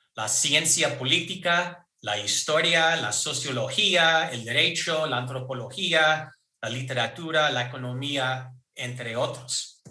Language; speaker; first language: Spanish; non-native, fluent; English